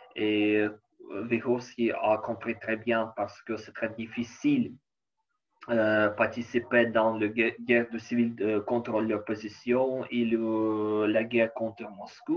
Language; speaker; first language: French; non-native, learner; Ukrainian